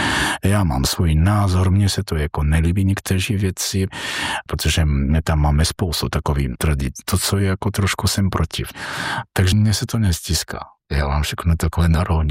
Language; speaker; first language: Czech; non-native, learner; Georgian